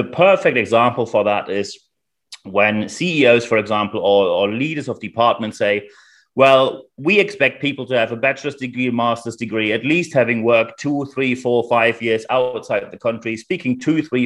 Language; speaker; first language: English; non-native, fluent; German